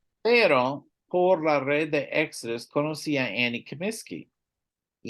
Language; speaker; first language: Spanish; non-native, learner; English